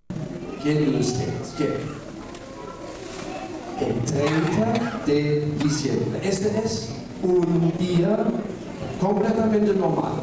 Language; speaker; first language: Spanish; non-native, fluent; German